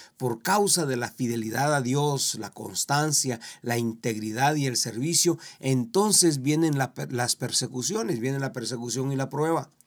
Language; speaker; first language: Spanish; native; Spanish